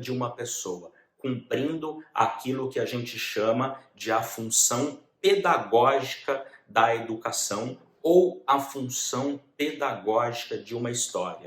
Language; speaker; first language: Portuguese; native; Portuguese